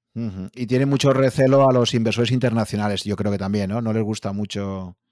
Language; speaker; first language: Spanish; native; Spanish